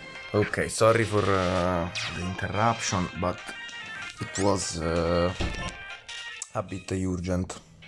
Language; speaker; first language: English; non-native, fluent; Italian